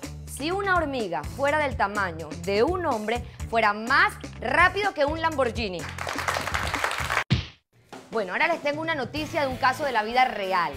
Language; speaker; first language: Spanish; native; Spanish